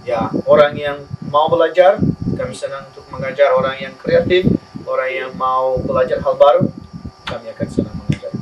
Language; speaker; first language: Indonesian; non-native, learner; Spanish